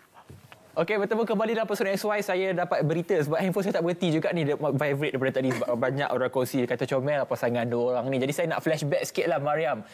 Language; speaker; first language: Malay; native; Malay